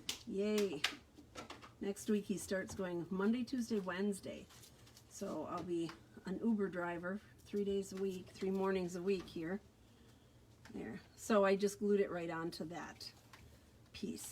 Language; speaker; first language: English; native; English